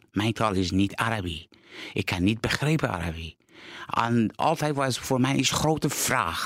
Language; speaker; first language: Dutch; non-native, learner; Persian